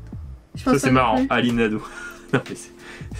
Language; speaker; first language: French; native; French